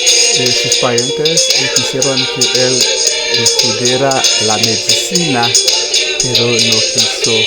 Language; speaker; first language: Spanish; non-native, fluent; Haitian Creole